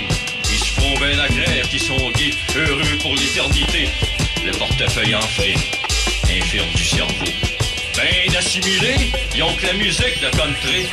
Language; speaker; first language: French; native; French